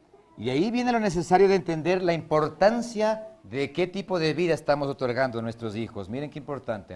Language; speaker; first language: Spanish; native; Spanish